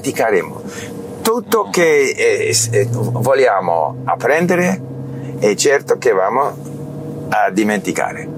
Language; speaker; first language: Italian; non-native, learner; English